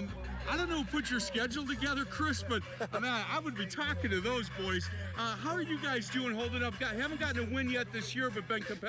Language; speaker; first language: English; native; English